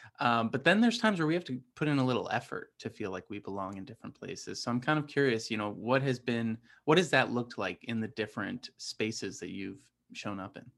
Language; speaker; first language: English; native; English